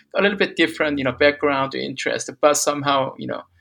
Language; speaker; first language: English; non-native, fluent; Korean